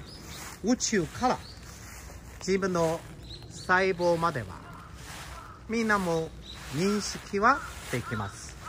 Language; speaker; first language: Japanese; non-native, fluent; Chinese